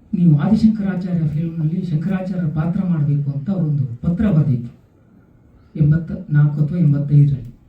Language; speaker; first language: Kannada; native; Kannada